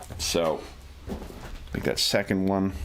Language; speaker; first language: English; native; English